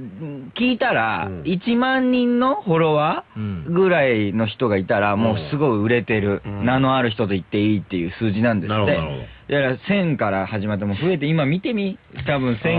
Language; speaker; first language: Japanese; native; Japanese